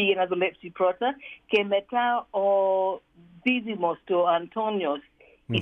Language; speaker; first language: Greek; early bilingual, heritage; Greek